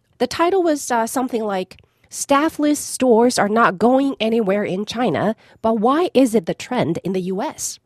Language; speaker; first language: English; non-native, fluent; Chinese